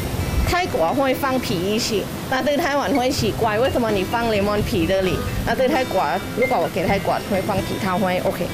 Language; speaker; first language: Chinese; non-native, learner; Thai